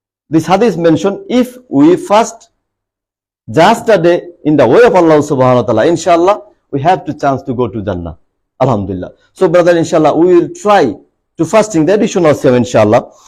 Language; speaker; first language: English; non-native, local second language; Bangla